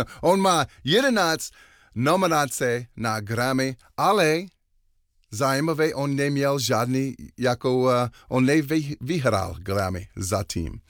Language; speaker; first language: Czech; non-native, learner; English